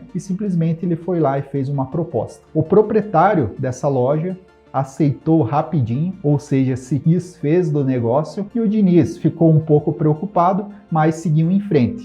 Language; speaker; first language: Portuguese; native; Portuguese